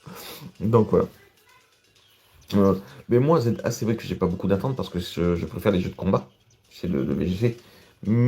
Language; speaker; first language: French; native; French